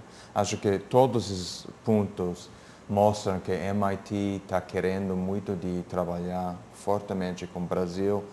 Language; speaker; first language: Portuguese; non-native, fluent; English